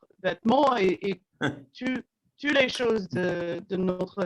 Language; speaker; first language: French; non-native, learner; English